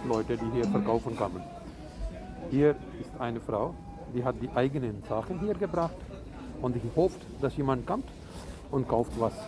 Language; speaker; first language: German; non-native, fluent; Urdu